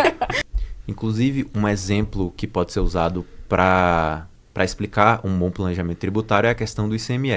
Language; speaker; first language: Portuguese; native; Portuguese